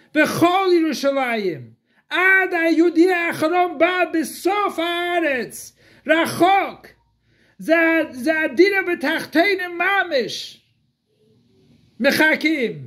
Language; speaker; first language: Hebrew; non-native, fluent; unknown